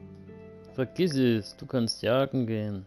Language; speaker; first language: German; native; German